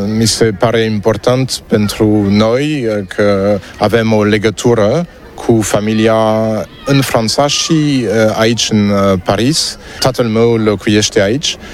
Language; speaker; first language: Romanian; non-native, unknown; French